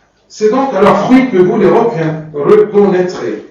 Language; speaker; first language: French; non-native, fluent; Arabic